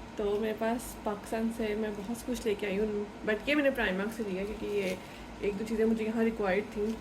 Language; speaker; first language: Urdu; native; Urdu